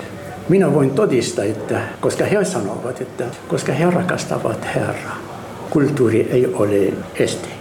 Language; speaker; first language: Finnish; non-native, learner; Arabic